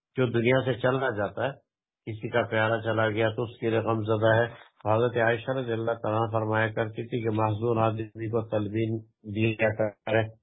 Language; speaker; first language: Urdu; non-native, local second language; Pashto